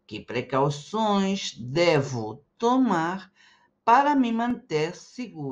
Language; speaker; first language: Portuguese; non-native, fluent; Spanish